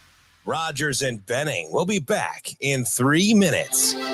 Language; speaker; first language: English; native; English